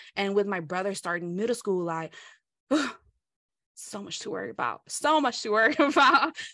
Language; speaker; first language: English; early bilingual, other home language; Hmong